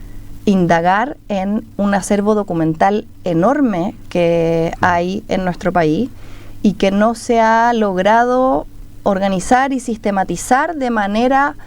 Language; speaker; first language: Spanish; native; Spanish